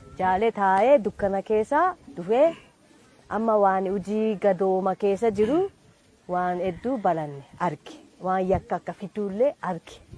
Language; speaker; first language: Oromo; non-native, fluent; Japanese